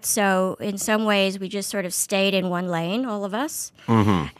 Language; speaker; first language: English; native; English